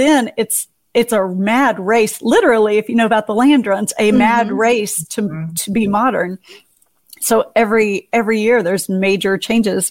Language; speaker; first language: English; native; English